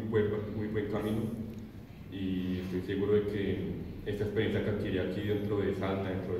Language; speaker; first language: Spanish; native; Spanish